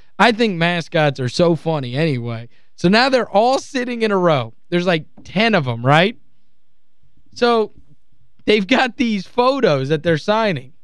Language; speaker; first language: English; native; English